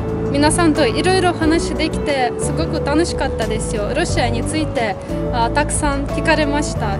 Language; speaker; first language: Japanese; non-native, fluent; Russian